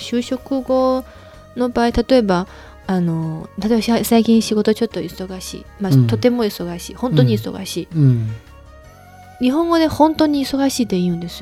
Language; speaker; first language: Japanese; non-native, fluent; Chinese